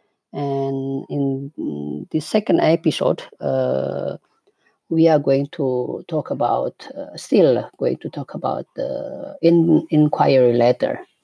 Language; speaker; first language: English; non-native, fluent; Indonesian